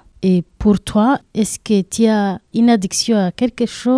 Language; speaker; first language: French; non-native, learner; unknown